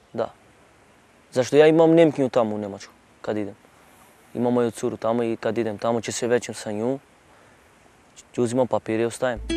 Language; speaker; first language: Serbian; non-native, local second language; Romany